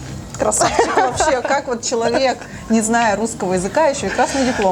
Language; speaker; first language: Russian; native; Russian